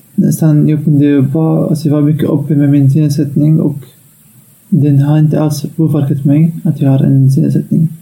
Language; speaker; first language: Swedish; non-native, fluent; Arabic